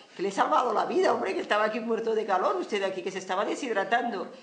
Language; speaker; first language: Spanish; non-native, local second language; Catalan